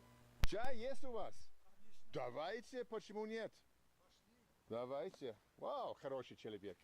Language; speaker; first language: Russian; non-native, learner; English